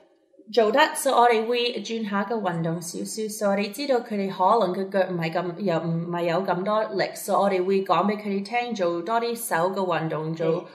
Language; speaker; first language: Cantonese; early bilingual, heritage; Cantonese